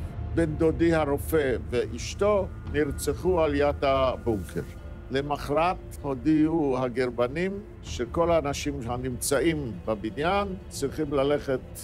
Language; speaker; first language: Hebrew; non-native, fluent; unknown